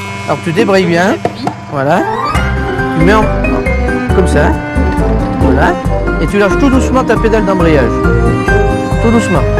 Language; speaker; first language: French; native; French